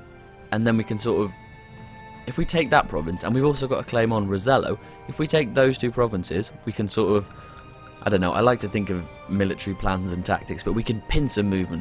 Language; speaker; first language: English; native; English